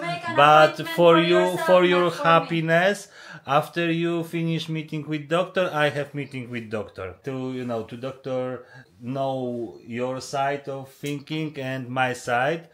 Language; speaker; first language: English; non-native, learner; Polish